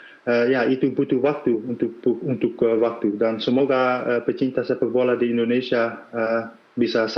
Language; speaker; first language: Indonesian; non-native, fluent; Dutch